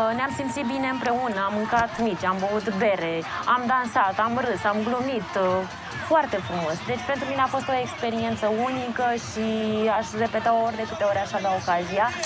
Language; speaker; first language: Romanian; non-native, fluent; Italian